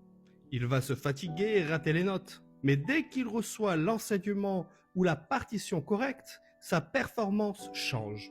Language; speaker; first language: French; native; French